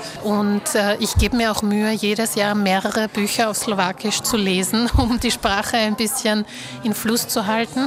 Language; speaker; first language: German; early bilingual, other home language; Slovak